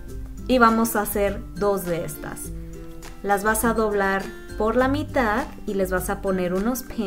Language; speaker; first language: Spanish; native; Spanish